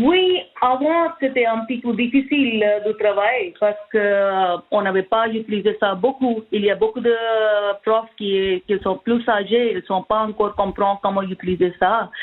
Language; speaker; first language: French; non-native, learner; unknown